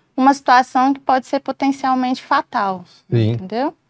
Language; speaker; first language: Portuguese; native; Portuguese